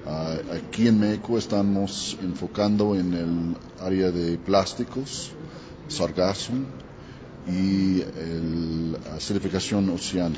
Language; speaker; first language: Spanish; non-native, learner; English